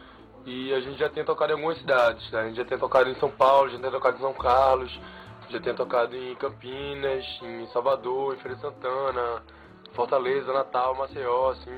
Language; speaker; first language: Portuguese; native; Portuguese